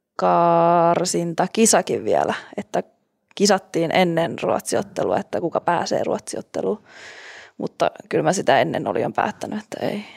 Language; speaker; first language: Finnish; native; Finnish